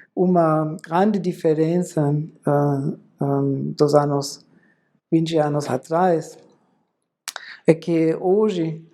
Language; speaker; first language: Portuguese; non-native, fluent; German